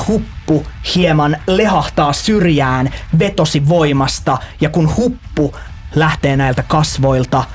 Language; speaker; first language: Finnish; native; Finnish